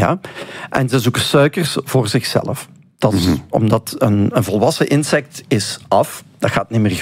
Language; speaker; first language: Dutch; native; Dutch